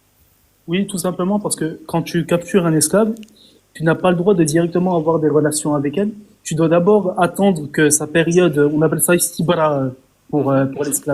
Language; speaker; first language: French; native; French